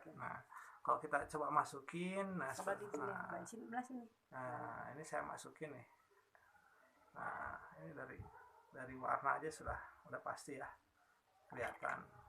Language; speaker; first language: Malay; non-native, local second language; Sundanese